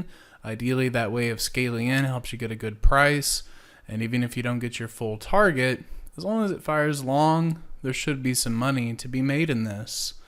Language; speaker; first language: English; native; English